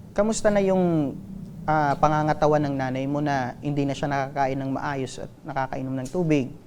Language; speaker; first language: Filipino; non-native, local second language; Bikol